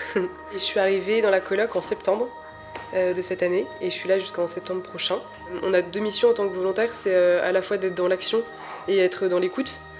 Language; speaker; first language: French; native; French